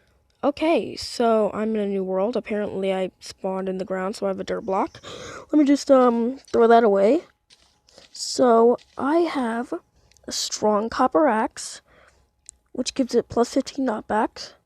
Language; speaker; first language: English; native; English